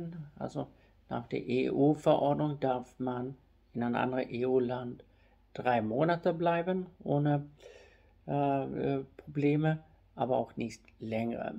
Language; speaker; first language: German; non-native, fluent; Swedish